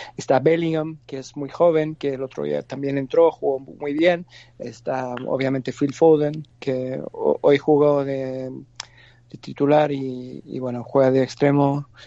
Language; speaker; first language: Spanish; non-native, fluent; English